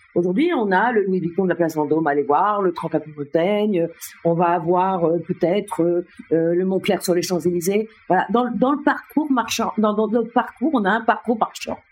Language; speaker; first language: French; native; French